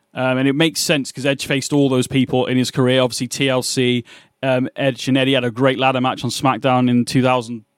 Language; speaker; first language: English; native; English